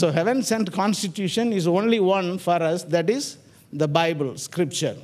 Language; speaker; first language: English; non-native, local second language; Tamil